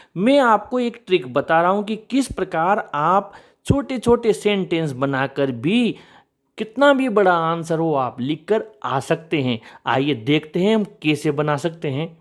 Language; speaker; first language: Hindi; native; Hindi